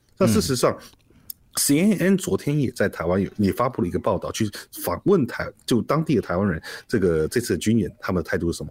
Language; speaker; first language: Chinese; native; Chinese